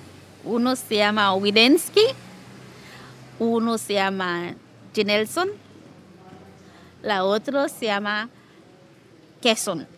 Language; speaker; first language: Spanish; non-native, learner; Haitian Creole